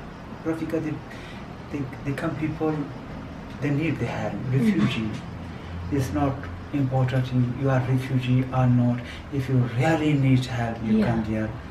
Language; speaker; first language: English; non-native, learner; Persian